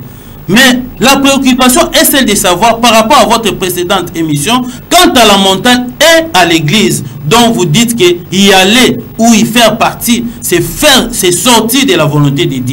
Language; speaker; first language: French; non-native, local second language; Lingala